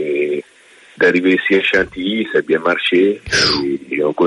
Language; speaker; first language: French; non-native, fluent; Italian